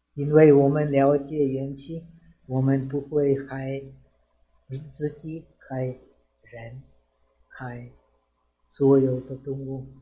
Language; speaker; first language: Chinese; non-native, fluent; Czech